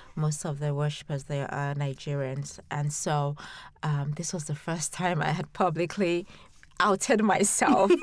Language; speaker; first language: English; non-native, local second language; Yoruba